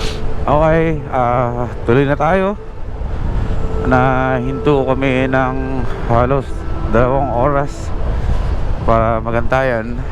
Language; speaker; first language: Filipino; native; Filipino